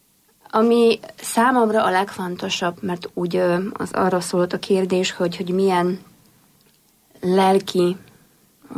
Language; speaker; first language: Hungarian; non-native, fluent; Polish